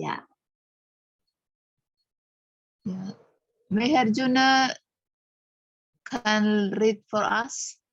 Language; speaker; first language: English; non-native, fluent; Indonesian